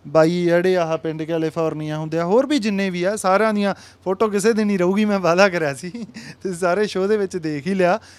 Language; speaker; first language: Punjabi; native; Punjabi